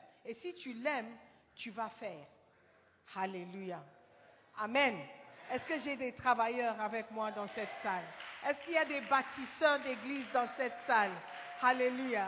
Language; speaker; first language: French; non-native, fluent; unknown